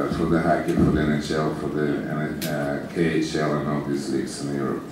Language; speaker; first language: English; non-native, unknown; Russian